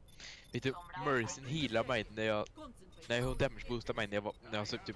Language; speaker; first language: Swedish; native; Swedish